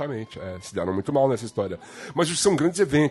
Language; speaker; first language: Portuguese; native; Portuguese